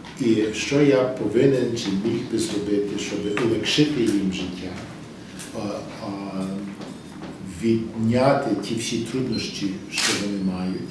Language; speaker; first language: Ukrainian; early bilingual, heritage; English